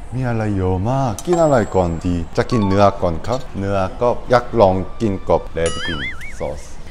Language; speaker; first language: Thai; non-native, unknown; Korean